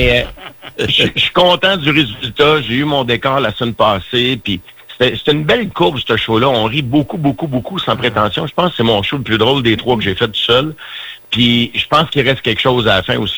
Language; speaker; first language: French; native; French